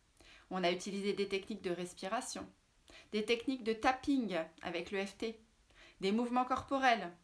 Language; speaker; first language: French; native; French